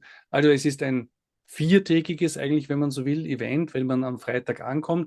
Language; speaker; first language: German; native; German